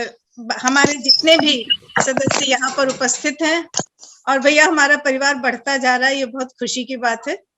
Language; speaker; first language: Hindi; native; Hindi